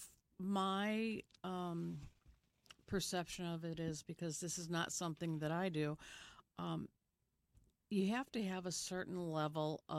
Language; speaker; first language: English; native; English